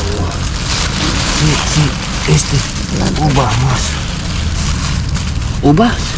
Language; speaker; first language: Spanish; non-native, learner; Filipino